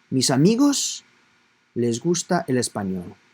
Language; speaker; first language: Spanish; non-native, fluent; English